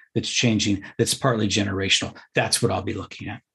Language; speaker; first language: English; native; English